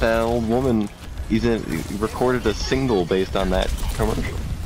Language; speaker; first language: English; native; English